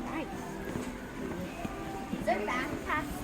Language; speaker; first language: English; native; English